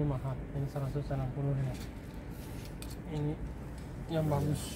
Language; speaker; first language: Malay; non-native, learner; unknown